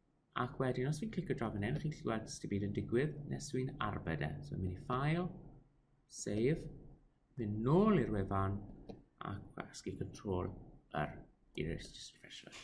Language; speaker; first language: Welsh; non-native, local second language; English